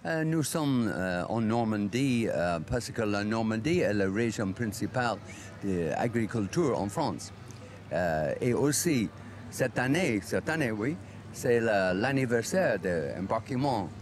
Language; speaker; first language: French; non-native, learner; English